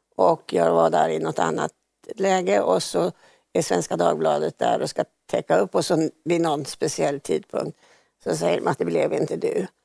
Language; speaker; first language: Swedish; native; Swedish